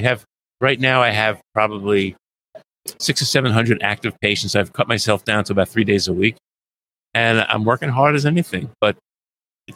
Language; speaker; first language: English; native; English